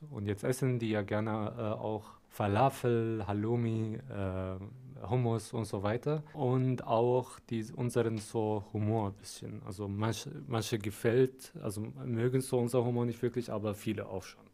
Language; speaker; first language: German; non-native, fluent; Arabic